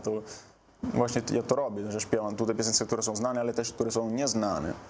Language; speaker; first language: Polish; non-native, learner; Italian